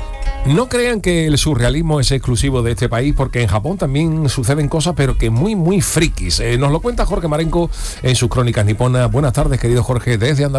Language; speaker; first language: Spanish; native; Spanish